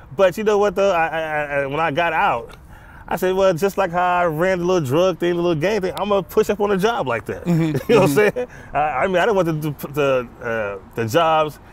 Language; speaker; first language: English; native; English